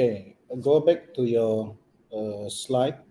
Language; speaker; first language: English; non-native, local second language; Malay